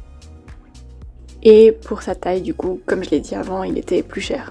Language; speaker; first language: French; native; French